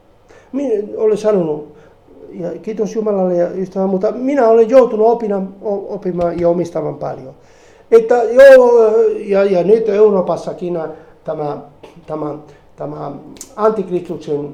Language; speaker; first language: Finnish; non-native, fluent; Spanish